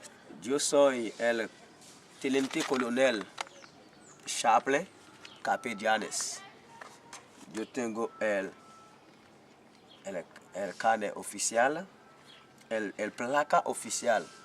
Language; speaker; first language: Spanish; non-native, learner; Haitian Creole